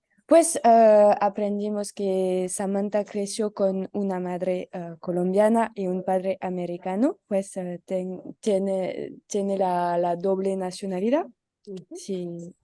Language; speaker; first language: Spanish; non-native, learner; French